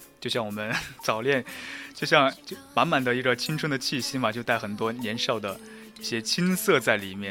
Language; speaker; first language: Chinese; native; Chinese